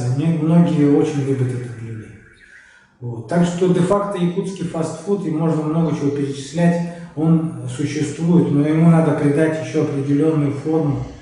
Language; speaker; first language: Russian; native; Russian